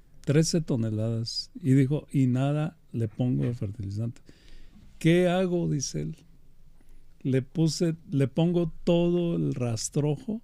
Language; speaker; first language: Spanish; native; Spanish